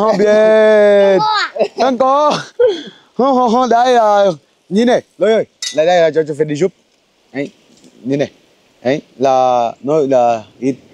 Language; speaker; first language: Vietnamese; non-native, learner; Portuguese